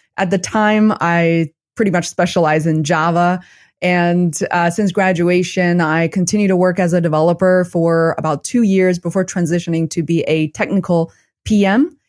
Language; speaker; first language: English; non-native, fluent; Chinese